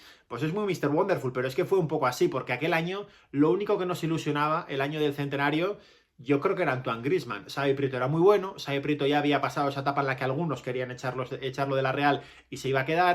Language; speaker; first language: Spanish; native; Spanish